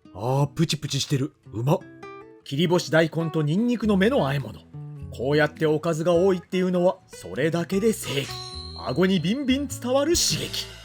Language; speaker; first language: Japanese; native; Japanese